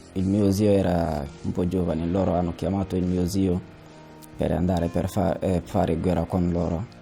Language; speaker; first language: Italian; non-native, learner; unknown